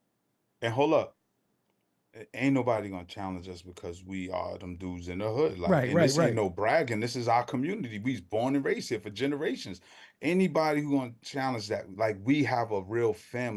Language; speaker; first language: English; native; English